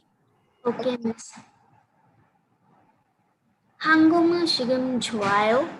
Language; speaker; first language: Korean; non-native, learner; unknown